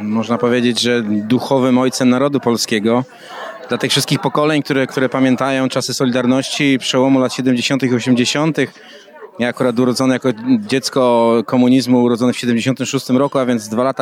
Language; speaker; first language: Polish; native; Polish